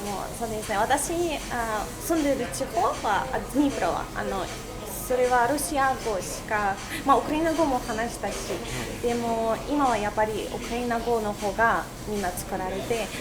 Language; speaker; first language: Japanese; non-native, fluent; Russian